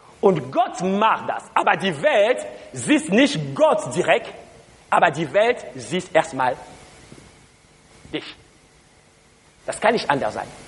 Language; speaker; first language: German; non-native, learner; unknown